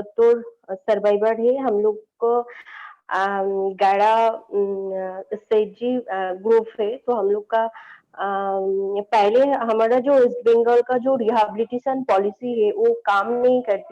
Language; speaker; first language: Hindi; non-native, local second language; Bangla